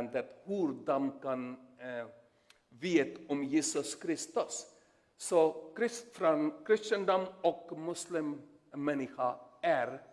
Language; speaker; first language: Swedish; non-native, learner; Urdu